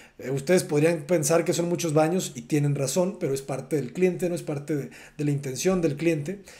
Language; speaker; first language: Spanish; native; Spanish